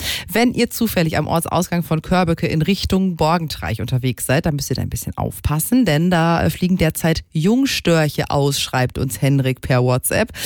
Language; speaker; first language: German; native; German